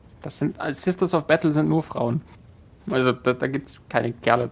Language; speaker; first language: German; native; German